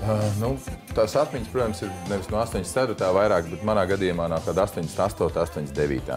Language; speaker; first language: Latvian; native; Latvian